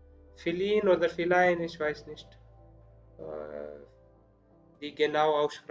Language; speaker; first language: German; non-native, learner; Spanish